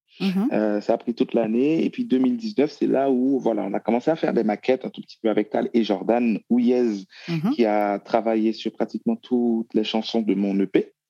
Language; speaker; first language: French; non-native, local second language; Haitian Creole